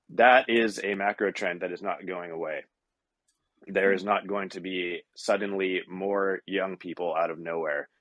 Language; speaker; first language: English; native; English